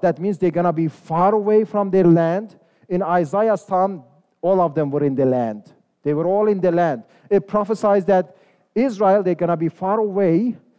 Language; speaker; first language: English; non-native, fluent; Persian